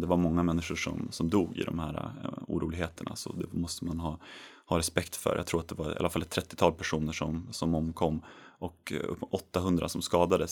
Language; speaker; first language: Swedish; native; Swedish